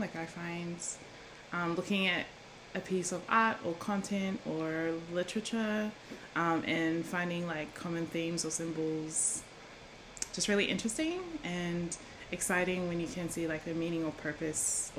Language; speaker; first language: English; native; English